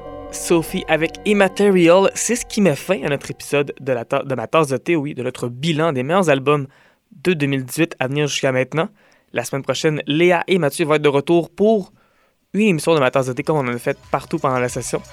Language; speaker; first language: French; native; French